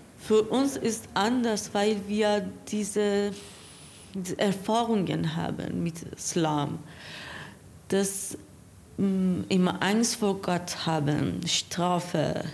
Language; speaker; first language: German; non-native, learner; Persian